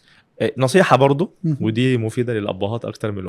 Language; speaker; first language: Arabic; native; Arabic